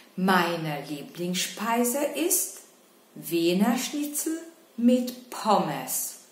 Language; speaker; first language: German; non-native, fluent; Hungarian